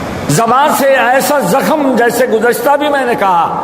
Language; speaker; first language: Urdu; native; Urdu